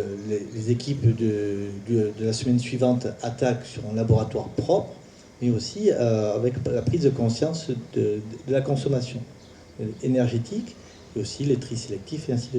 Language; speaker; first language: French; native; French